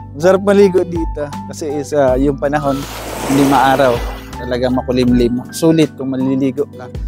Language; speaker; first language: Filipino; non-native, local second language; Waray